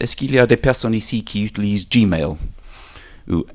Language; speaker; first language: French; non-native, fluent; English